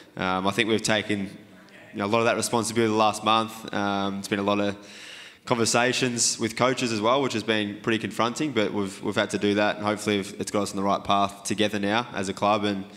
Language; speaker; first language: English; native; English